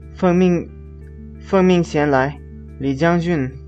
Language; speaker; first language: Chinese; non-native, learner; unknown